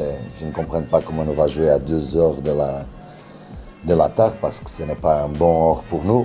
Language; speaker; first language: French; non-native, learner; Spanish